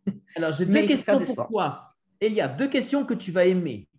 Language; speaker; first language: French; native; French